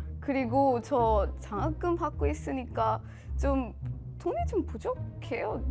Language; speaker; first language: Korean; non-native, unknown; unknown